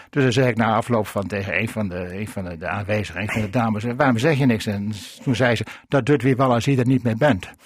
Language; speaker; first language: Dutch; native; Dutch